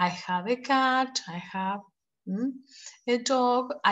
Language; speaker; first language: English; non-native, fluent; Spanish